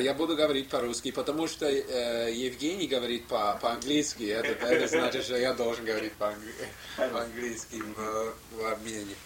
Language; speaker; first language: Russian; non-native, fluent; English